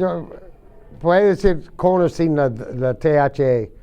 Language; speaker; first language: Spanish; non-native, fluent; English